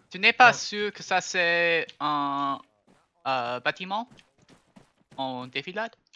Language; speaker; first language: French; non-native, learner; English